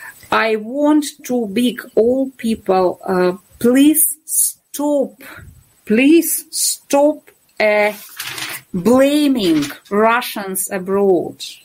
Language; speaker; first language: English; non-native, fluent; Russian